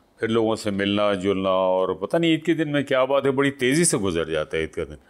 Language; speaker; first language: Urdu; native; Urdu